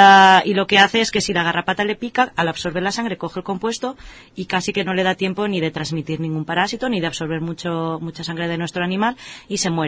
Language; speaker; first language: Spanish; native; Spanish